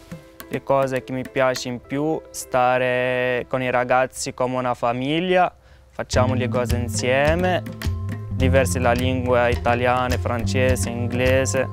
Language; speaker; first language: Italian; non-native, learner; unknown